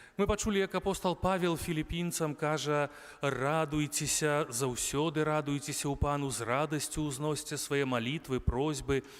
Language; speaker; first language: Belarusian; native; Belarusian